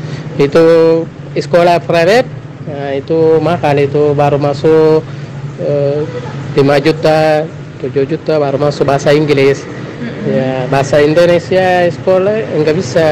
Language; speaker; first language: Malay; non-native, learner; Tamil